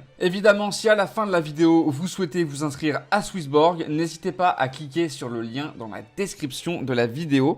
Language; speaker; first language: French; native; French